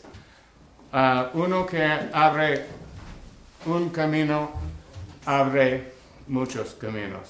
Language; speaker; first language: Spanish; non-native, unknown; English